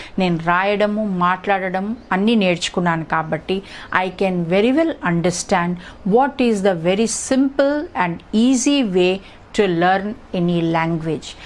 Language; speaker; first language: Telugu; early bilingual, heritage; Telugu